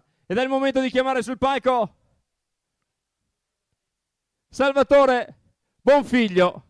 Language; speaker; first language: Italian; native; Italian